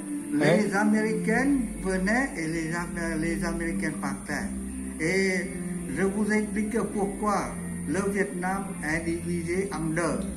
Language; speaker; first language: French; non-native, learner; Vietnamese